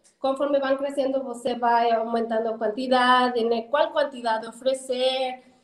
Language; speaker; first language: Portuguese; non-native, fluent; Spanish